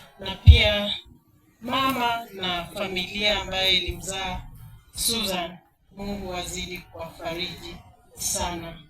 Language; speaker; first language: Swahili; non-native, local second language; Luyia